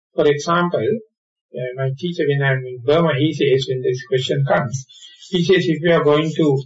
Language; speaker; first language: English; non-native, local second language; Sinhala